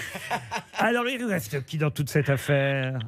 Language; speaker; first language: French; native; French